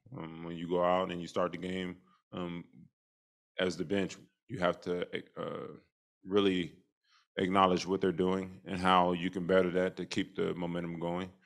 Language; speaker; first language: English; native; English